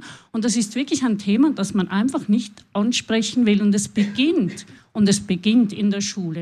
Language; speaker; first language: German; native; German